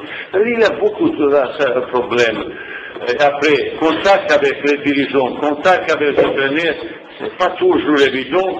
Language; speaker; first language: French; non-native, fluent; Bosnian